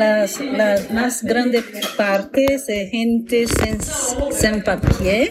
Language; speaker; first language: Spanish; non-native, learner; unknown